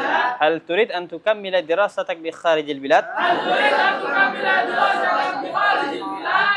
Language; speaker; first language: Arabic; non-native, fluent; Indonesian